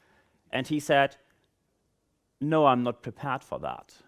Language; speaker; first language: English; non-native, fluent; German